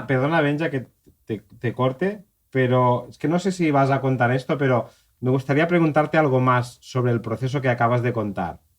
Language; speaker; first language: Spanish; native; Spanish